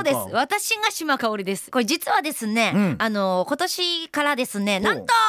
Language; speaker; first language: Japanese; native; Japanese